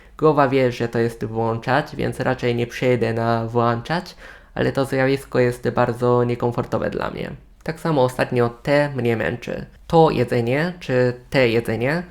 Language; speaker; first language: Polish; non-native, fluent; Japanese